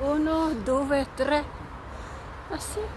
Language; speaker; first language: Italian; non-native, learner; Filipino